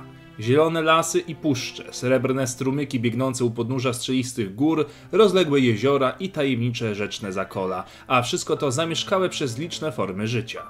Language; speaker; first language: Polish; native; Polish